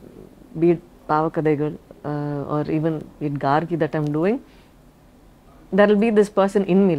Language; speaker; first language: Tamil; non-native, local second language; Badaga